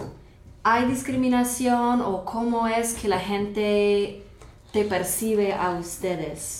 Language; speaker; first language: Spanish; non-native, fluent; English